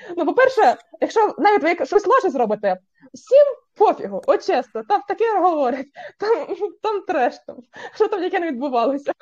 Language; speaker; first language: Ukrainian; native; Ukrainian